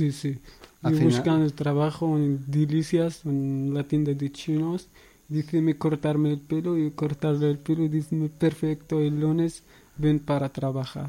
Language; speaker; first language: Spanish; non-native, learner; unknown